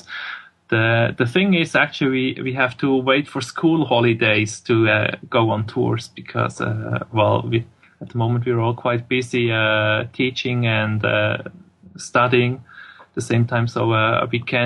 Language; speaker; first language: English; non-native, fluent; German